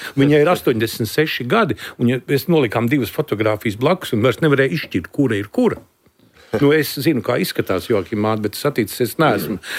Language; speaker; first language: Latvian; native; Latvian